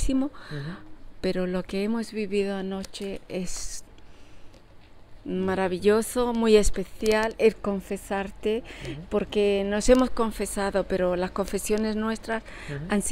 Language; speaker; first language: Spanish; early bilingual, heritage; Spanish